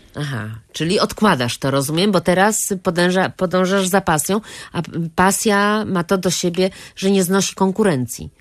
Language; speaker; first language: Polish; native; Polish